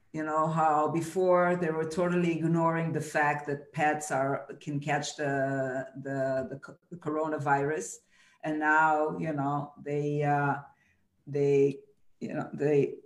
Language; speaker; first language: English; non-native, fluent; Hebrew